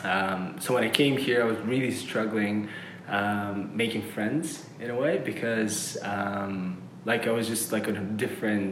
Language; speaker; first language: English; early bilingual, other home language; Uzbek